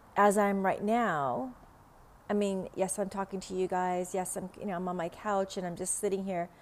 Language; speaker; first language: English; non-native, fluent; Vietnamese